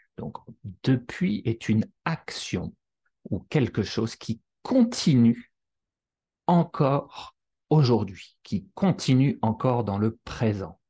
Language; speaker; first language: French; native; French